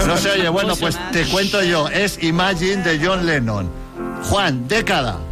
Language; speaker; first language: Spanish; native; Spanish